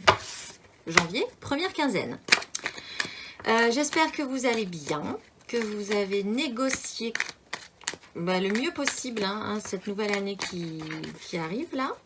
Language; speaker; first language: French; native; French